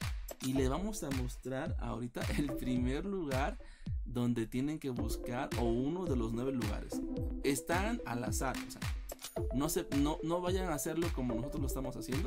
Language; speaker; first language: Spanish; native; Spanish